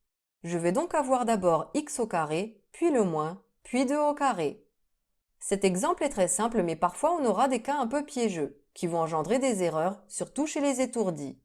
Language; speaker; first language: French; native; French